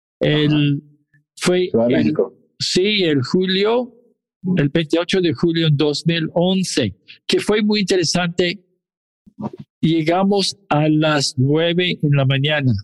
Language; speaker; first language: Spanish; non-native, fluent; English